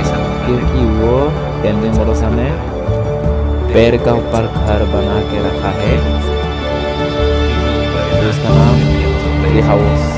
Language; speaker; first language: Hindi; non-native, local second language; Bodo